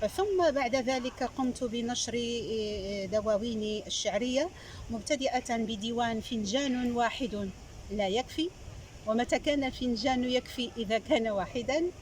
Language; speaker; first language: Arabic; non-native, local second language; Tachelhit